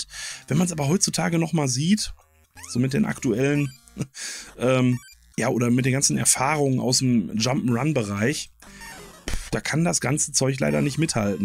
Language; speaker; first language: German; native; German